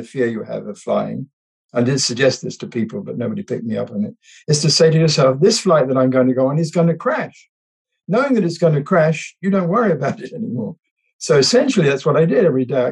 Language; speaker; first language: English; native; English